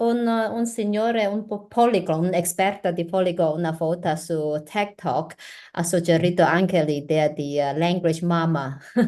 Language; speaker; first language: Italian; non-native, learner; Chinese